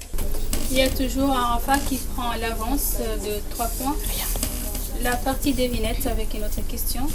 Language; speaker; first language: French; non-native, local second language; Comorian